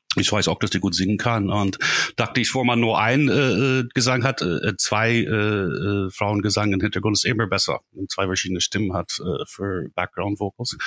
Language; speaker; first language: German; non-native, fluent; English